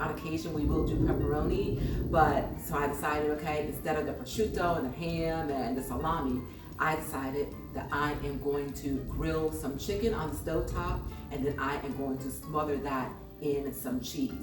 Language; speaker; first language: English; native; English